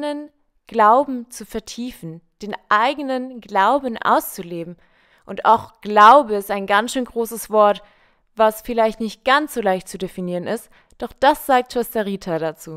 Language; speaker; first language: German; native; German